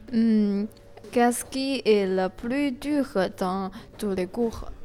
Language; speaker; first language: French; non-native, learner; Chinese